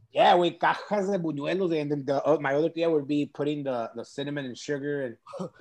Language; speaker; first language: English; early bilingual, other home language; Spanish